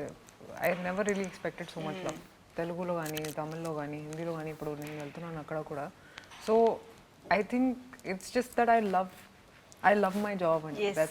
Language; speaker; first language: Telugu; non-native, fluent; Hindi